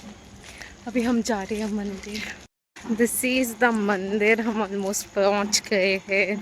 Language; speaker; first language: Hindi; non-native, local second language; Bangla